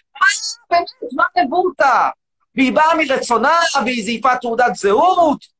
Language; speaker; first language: Hebrew; native; Hebrew